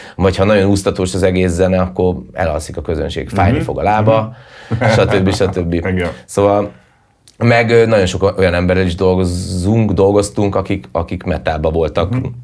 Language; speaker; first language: Hungarian; native; Hungarian